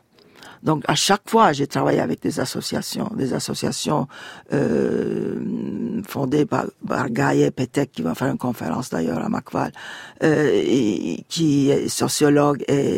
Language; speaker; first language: French; non-native, fluent; Turkish